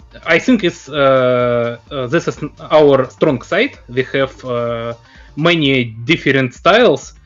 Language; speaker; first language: English; non-native, learner; Russian